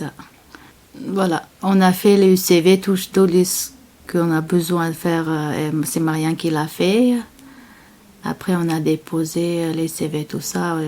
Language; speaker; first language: French; non-native, learner; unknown